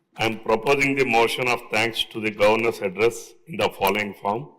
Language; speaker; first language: English; non-native, local second language; Telugu